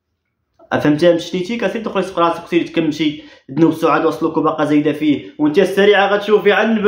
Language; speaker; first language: Arabic; native; Arabic